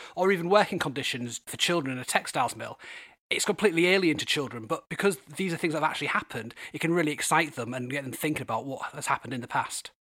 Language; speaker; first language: English; native; English